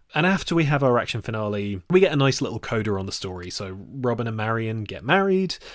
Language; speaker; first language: English; native; English